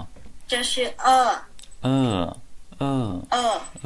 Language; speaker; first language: Chinese; non-native, fluent; Vietnamese